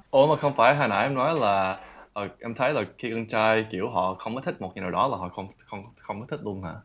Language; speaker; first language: Vietnamese; early bilingual, heritage; Vietnamese